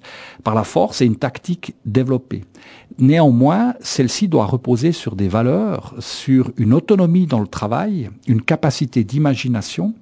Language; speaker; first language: French; native; French